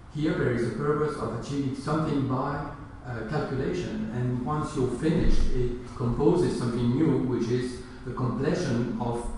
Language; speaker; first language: English; non-native, fluent; French